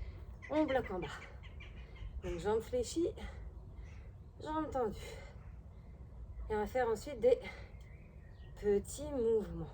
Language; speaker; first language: French; native; French